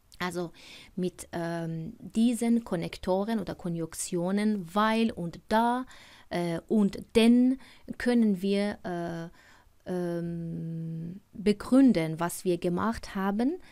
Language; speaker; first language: German; non-native, fluent; Persian